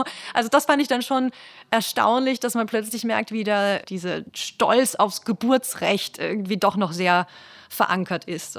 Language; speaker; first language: German; native; German